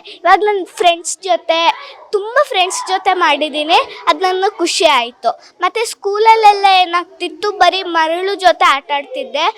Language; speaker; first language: Kannada; native; Kannada